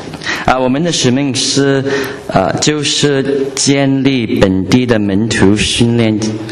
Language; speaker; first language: Chinese; non-native, learner; English